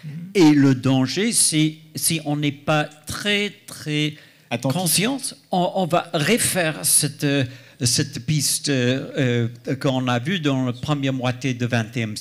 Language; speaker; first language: French; non-native, fluent; English